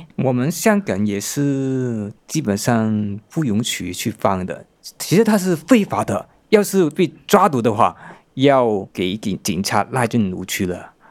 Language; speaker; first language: Chinese; non-native, local second language; Cantonese